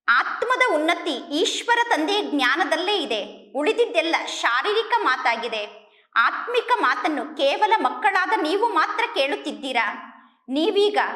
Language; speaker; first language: Kannada; native; Kannada